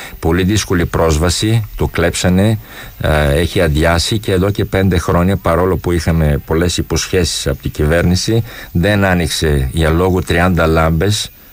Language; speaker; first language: Greek; non-native, fluent; Polish